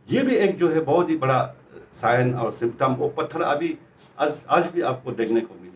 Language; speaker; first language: Hindi; native; Hindi